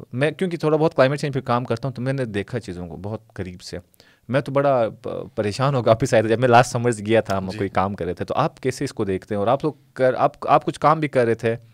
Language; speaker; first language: Urdu; non-native, local second language; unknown